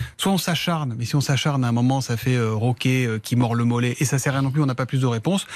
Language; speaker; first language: French; native; French